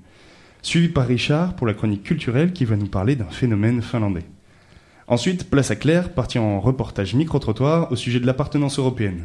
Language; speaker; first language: French; native; French